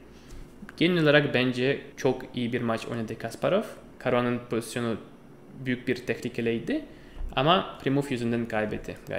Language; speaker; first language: Turkish; non-native, fluent; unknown